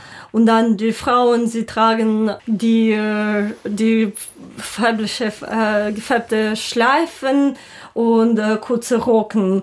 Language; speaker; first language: German; non-native, learner; Ukrainian